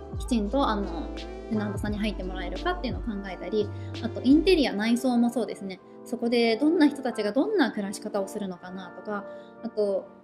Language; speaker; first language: Japanese; native; Japanese